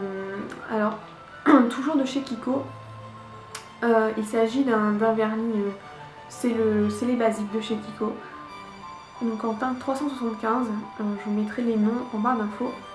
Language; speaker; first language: French; native; French